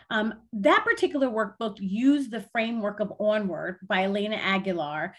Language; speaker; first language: English; native; English